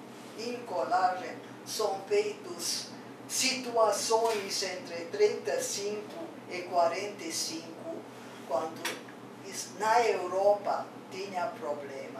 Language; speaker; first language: Portuguese; non-native, fluent; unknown